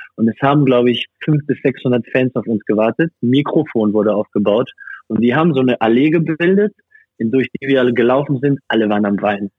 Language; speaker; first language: German; non-native, fluent; French